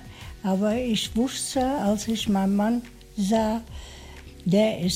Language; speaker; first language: German; non-native, fluent; English